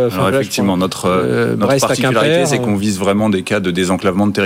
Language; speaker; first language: French; native; French